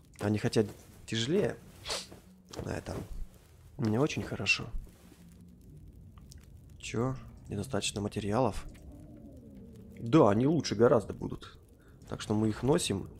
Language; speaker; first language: Russian; native; Russian